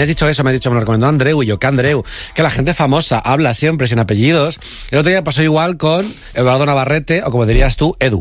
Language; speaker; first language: Spanish; native; Spanish